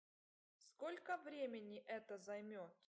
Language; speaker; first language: Russian; non-native, learner; English